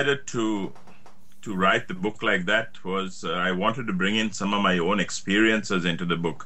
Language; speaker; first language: English; native; English